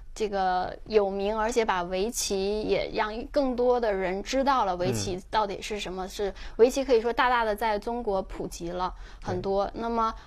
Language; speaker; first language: Chinese; native; Chinese